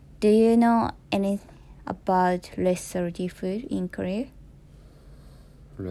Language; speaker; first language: English; non-native, fluent; Japanese